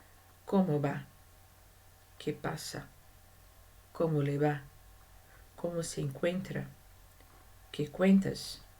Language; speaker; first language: Spanish; non-native, learner; Portuguese